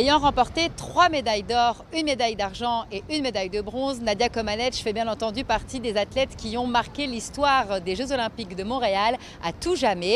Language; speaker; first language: French; native; French